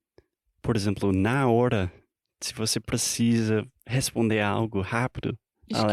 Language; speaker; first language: Portuguese; non-native, fluent; English